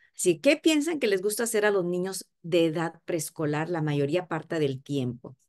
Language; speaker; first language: Spanish; early bilingual, heritage; Spanish